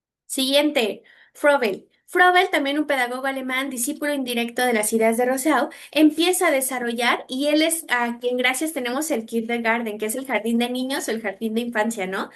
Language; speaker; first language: Spanish; native; Spanish